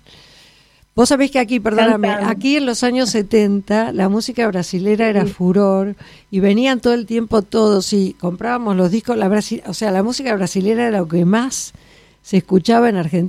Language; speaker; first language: Spanish; native; Spanish